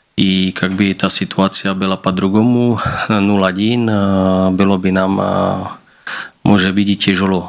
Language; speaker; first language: Russian; non-native, learner; Slovak